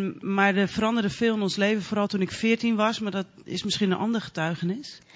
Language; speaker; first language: Dutch; native; Dutch